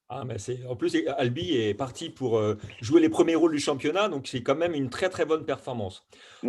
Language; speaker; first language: French; native; French